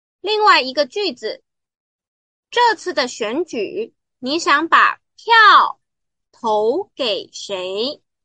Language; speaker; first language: Chinese; native; Chinese